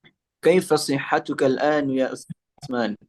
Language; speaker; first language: Arabic; non-native, learner; Indonesian